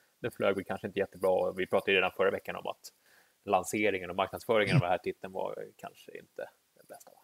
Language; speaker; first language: Swedish; native; Swedish